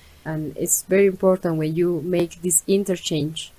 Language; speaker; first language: English; non-native, learner; Spanish